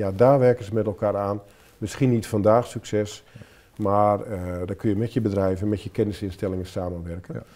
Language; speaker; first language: Dutch; native; Dutch